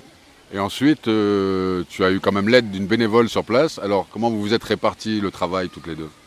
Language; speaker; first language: French; native; French